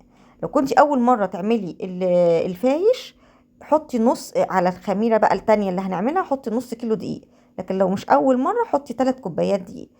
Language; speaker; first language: Arabic; native; Arabic